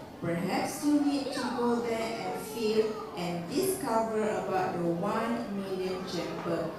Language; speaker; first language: English; non-native, local second language; Malay